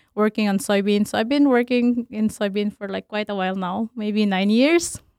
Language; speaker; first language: English; non-native, local second language; Cebuano